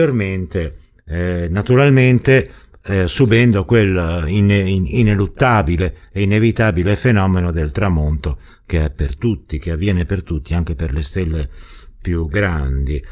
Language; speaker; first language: Italian; native; Italian